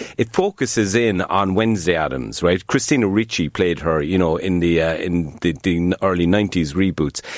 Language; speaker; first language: English; native; English